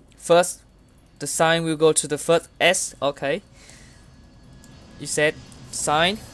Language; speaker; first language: English; non-native, learner; Vietnamese